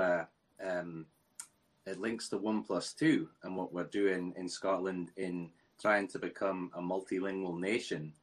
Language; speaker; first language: English; native; English